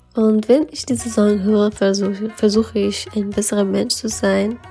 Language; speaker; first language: German; non-native, fluent; Persian